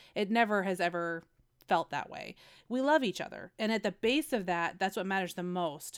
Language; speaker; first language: English; early bilingual, other home language; Spanish